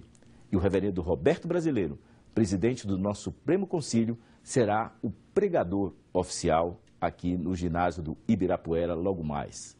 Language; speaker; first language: Portuguese; native; Portuguese